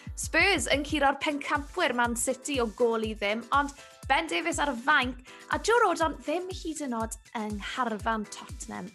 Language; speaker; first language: Welsh; native; Welsh